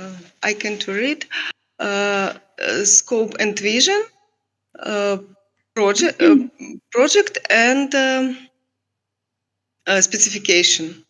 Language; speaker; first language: English; non-native, learner; Russian